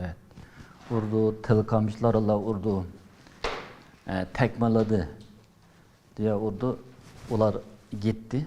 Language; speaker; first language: Turkish; non-native, learner; Uyghur